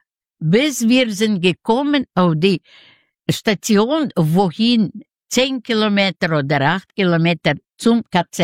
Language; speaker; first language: German; non-native, learner; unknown